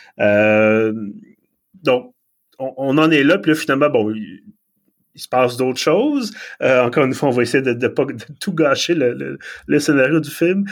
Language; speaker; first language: French; native; French